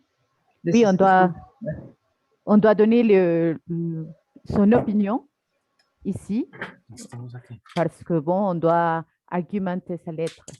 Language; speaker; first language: French; non-native, fluent; Spanish